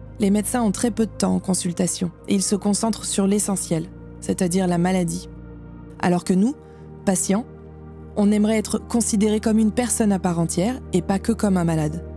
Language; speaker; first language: French; native; French